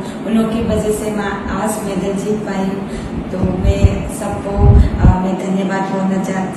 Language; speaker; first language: Hindi; non-native, local second language; Manipuri